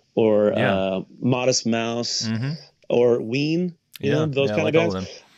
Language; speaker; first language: English; native; English